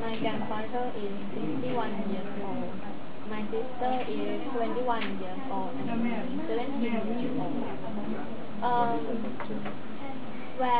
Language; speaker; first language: English; non-native, learner; Thai